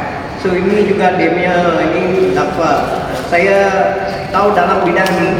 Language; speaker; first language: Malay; non-native, local second language; Tamil